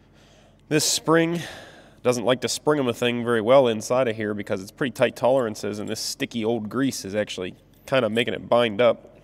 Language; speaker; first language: English; native; English